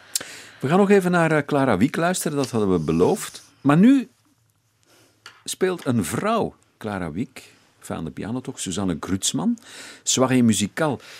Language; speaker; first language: Dutch; native; Dutch